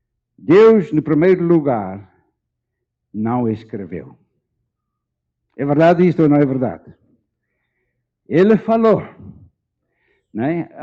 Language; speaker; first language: Portuguese; non-native, fluent; Dutch